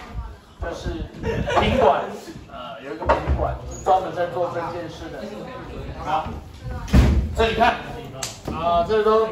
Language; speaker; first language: Chinese; native; Chinese